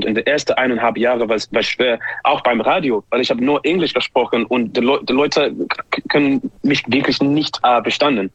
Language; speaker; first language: German; non-native, learner; English